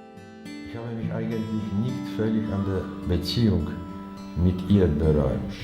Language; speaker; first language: German; non-native, learner; Chinese